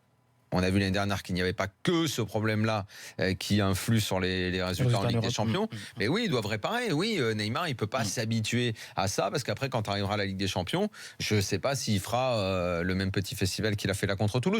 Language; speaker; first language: French; native; French